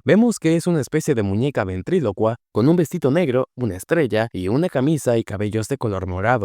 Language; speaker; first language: Spanish; native; Spanish